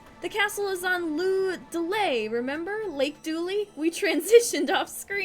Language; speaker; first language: English; native; English